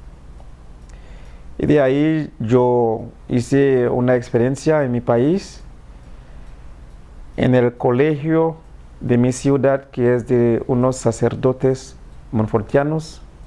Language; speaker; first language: Spanish; non-native, fluent; Haitian Creole